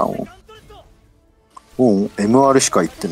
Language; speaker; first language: Japanese; native; Japanese